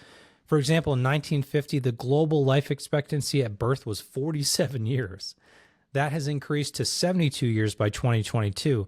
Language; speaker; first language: English; native; English